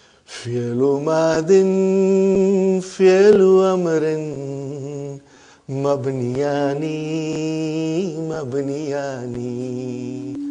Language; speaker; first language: Arabic; non-native, fluent; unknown